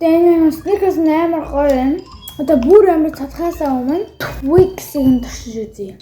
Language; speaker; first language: Mongolian; early bilingual, heritage; Mongolian